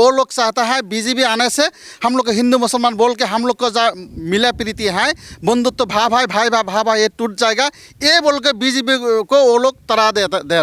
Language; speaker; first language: Hindi; non-native, local second language; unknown